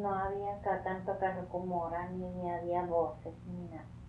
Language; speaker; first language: Spanish; early bilingual, heritage; Spanish